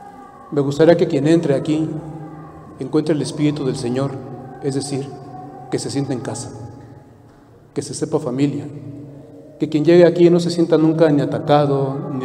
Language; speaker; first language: Spanish; native; Spanish